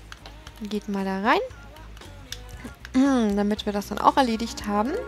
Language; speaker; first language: German; native; German